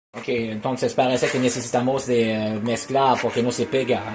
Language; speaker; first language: Spanish; non-native, learner; French